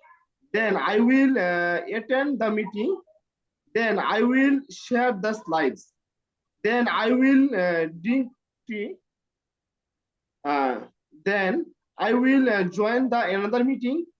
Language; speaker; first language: English; non-native, learner; Bangla